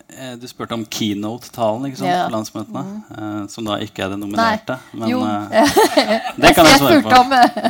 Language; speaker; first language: Norwegian; native; Norwegian